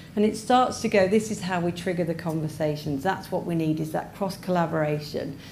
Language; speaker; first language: English; native; English